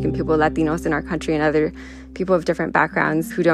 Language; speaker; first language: English; early bilingual, other home language; Spanish